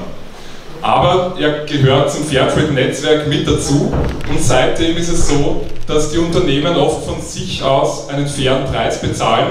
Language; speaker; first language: German; native; German